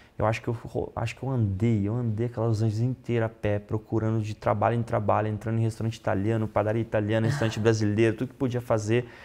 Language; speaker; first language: Portuguese; non-native, fluent; Italian